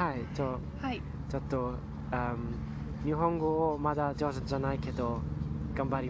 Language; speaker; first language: Japanese; non-native, learner; German